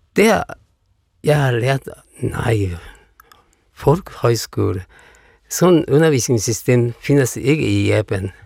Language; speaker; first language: Danish; non-native, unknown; Japanese